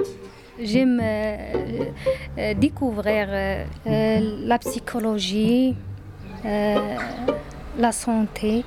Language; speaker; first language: French; non-native, learner; Berber languages